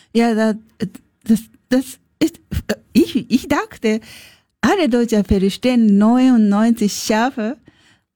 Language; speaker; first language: German; non-native, learner; Japanese